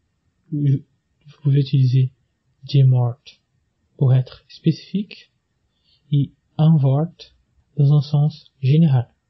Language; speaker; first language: French; non-native, fluent; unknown